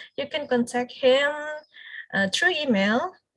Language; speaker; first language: English; non-native, fluent; Indonesian